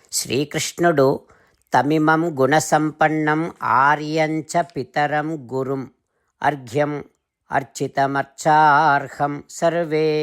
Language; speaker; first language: Telugu; native; Telugu